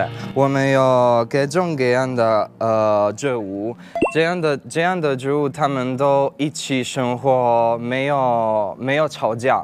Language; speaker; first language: Chinese; non-native, learner; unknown